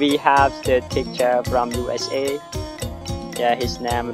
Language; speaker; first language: English; non-native, learner; Khmer